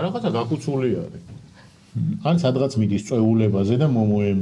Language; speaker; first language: Georgian; native; Georgian